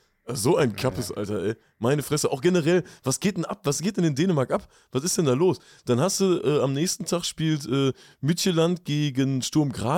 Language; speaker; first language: German; native; German